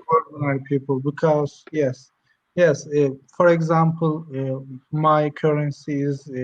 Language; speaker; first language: English; non-native, learner; Turkish